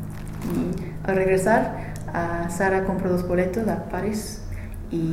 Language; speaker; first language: Spanish; non-native, learner; English